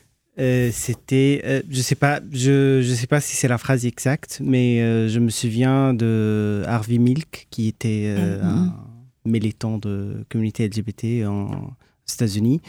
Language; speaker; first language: French; non-native, fluent; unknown